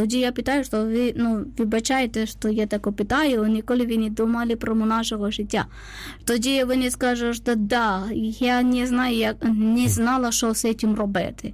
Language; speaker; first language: Ukrainian; non-native, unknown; Malayalam